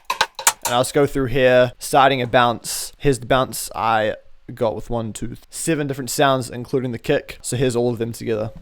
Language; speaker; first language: English; native; English